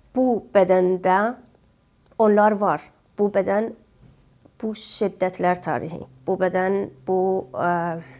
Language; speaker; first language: Turkish; non-native, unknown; Kurdish